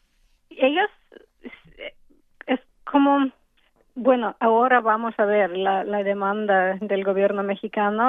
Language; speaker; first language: Spanish; non-native, fluent; English